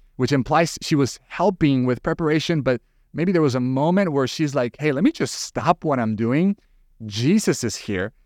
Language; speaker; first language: English; non-native, fluent; Spanish